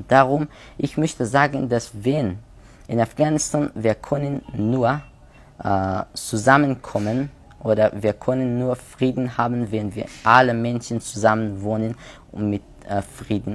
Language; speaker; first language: German; non-native, learner; Persian